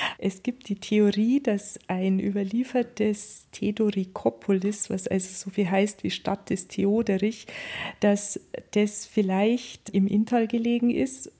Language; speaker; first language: German; native; German